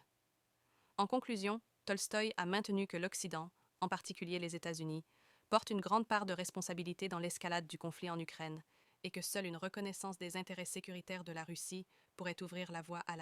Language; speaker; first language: French; native; French